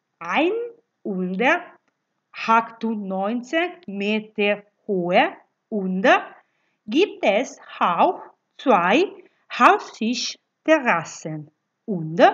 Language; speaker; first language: German; non-native, learner; Italian